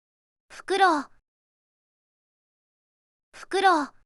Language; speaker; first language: Japanese; native; Japanese